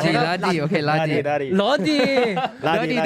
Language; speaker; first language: Korean; non-native, fluent; Thai